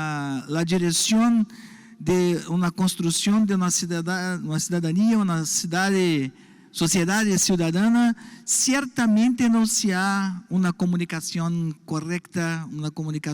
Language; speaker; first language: Spanish; non-native, learner; Portuguese